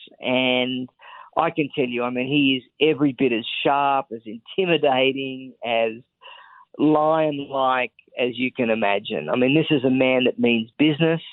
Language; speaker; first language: English; native; English